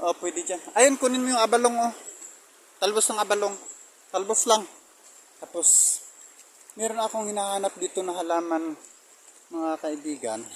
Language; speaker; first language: Filipino; non-native, local second language; Cebuano